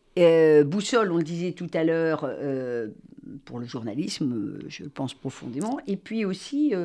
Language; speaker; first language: French; native; French